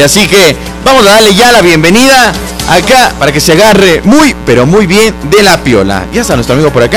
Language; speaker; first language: Spanish; native; Spanish